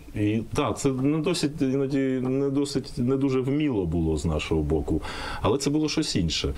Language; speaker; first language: Ukrainian; non-native, local second language; Russian